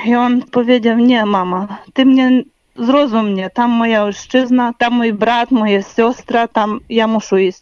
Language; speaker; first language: Polish; non-native, learner; Ukrainian